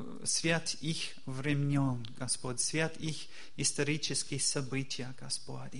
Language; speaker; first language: Russian; non-native, fluent; English